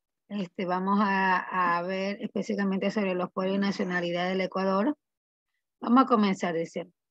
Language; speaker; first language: Spanish; native; Spanish